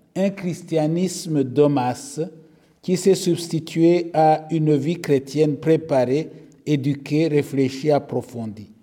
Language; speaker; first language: French; non-native, local second language; Kinyarwanda